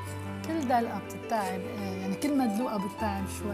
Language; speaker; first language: Arabic; native; Arabic